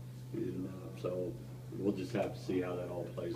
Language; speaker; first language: English; native; English